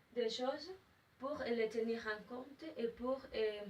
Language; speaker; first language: French; non-native, learner; Spanish